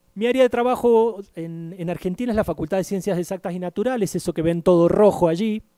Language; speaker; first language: Spanish; native; Spanish